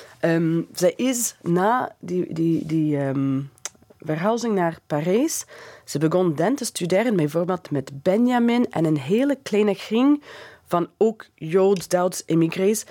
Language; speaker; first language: Dutch; non-native, fluent; English